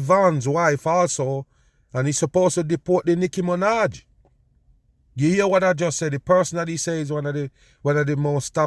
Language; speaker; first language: English; native; English